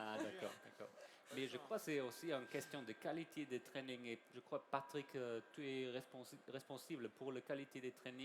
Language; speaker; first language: French; non-native, learner; German